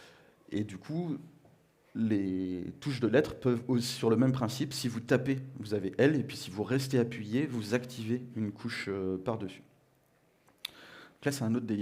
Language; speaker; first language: French; native; French